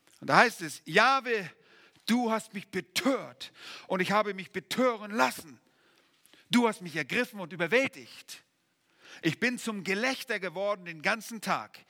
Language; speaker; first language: German; native; German